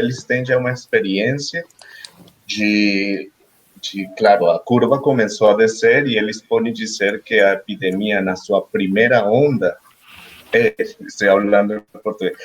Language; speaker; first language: Portuguese; non-native, fluent; Spanish